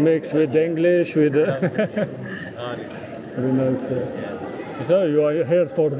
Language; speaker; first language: English; non-native, learner; French